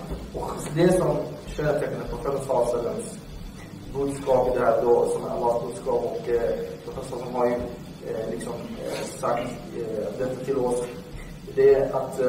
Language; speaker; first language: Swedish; non-native, fluent; Arabic